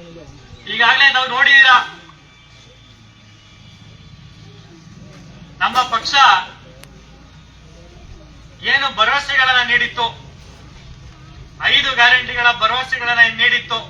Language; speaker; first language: Kannada; native; Kannada